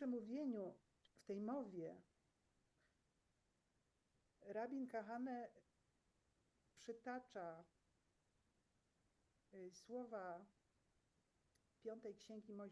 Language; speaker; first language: Polish; native; Polish